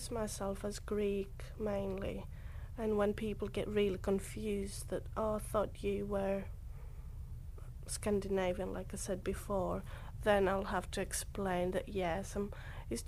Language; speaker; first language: English; non-native, fluent; Greek